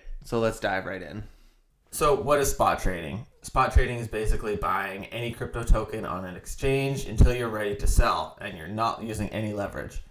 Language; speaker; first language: English; native; English